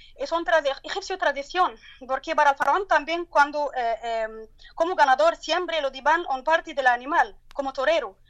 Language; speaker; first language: Spanish; non-native, learner; Turkish